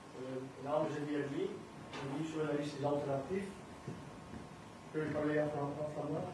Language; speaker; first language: French; non-native, local second language; Dutch